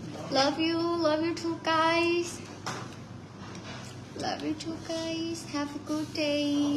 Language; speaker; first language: English; non-native, learner; Thai